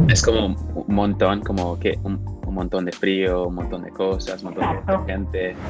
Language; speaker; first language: Spanish; non-native, fluent; English